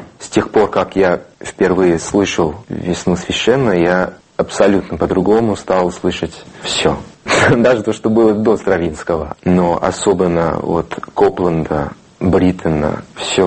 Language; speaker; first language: Russian; non-native, fluent; English